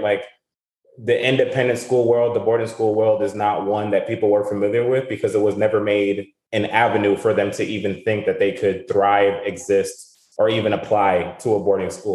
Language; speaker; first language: English; native; English